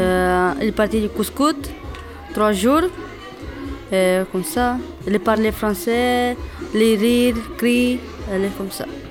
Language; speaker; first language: French; non-native, learner; Romanian